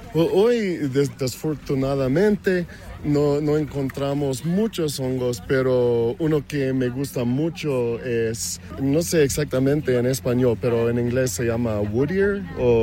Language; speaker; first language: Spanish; non-native, fluent; English